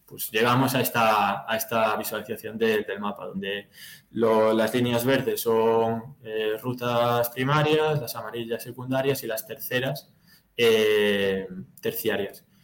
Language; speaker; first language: Spanish; native; Spanish